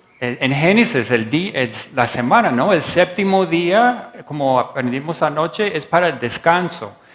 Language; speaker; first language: Spanish; non-native, fluent; English